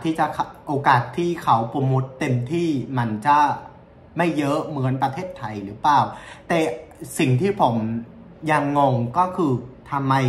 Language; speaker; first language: Thai; non-native, fluent; Vietnamese